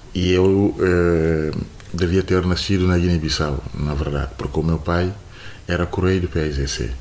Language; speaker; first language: Portuguese; non-native, fluent; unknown